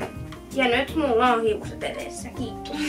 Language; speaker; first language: Finnish; native; Finnish